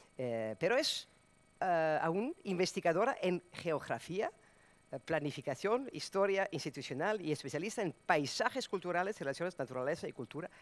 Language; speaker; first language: Spanish; non-native, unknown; Serbian